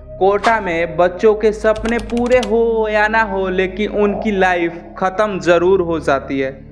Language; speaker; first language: Hindi; native; Hindi